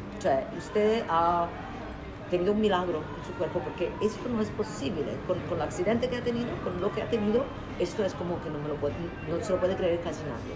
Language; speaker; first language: Spanish; non-native, fluent; Italian